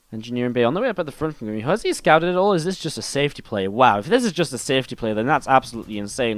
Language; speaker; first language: English; native; English